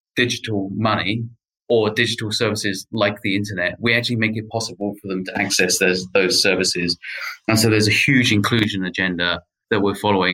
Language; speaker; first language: English; native; English